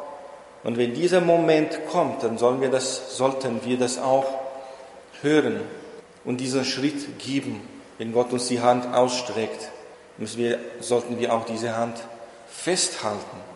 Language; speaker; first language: German; non-native, fluent; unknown